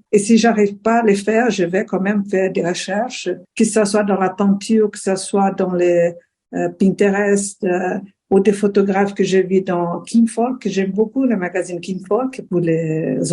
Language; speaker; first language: French; non-native, fluent; Portuguese